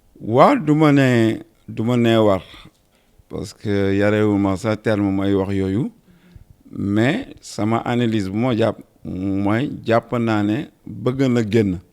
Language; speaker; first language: Wolof; native; Wolof